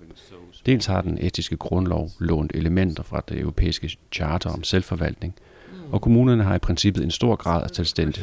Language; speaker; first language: Danish; native; Danish